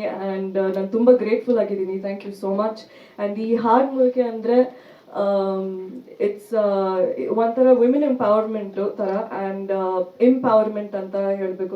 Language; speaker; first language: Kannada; early bilingual, heritage; Kannada